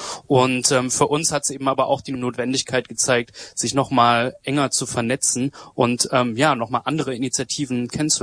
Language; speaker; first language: German; native; German